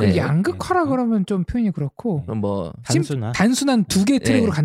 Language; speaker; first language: Korean; native; Korean